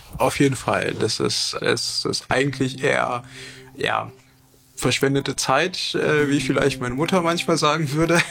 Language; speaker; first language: German; early bilingual, other home language; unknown